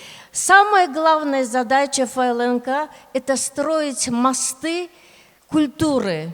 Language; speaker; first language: Russian; non-native, local second language; Lezghian